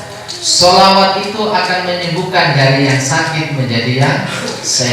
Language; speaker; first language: Indonesian; non-native, local second language; Javanese